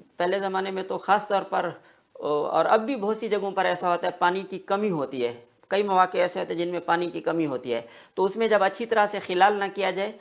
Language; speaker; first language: Urdu; native; Urdu